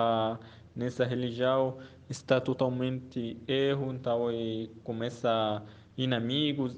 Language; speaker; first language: Portuguese; non-native, fluent; Arabic